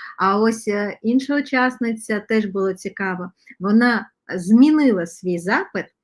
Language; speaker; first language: Ukrainian; non-native, local second language; Russian